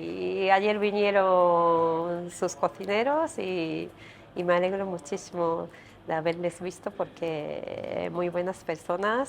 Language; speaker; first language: Spanish; non-native, fluent; Japanese